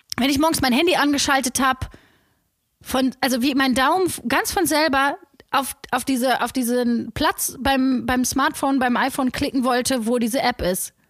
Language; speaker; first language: German; native; German